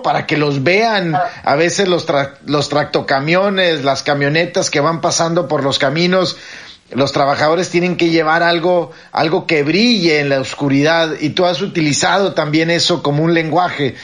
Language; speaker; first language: Spanish; native; Spanish